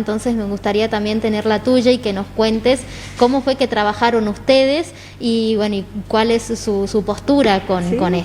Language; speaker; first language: Spanish; native; Spanish